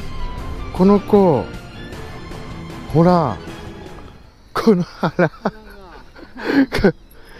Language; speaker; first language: Japanese; native; Japanese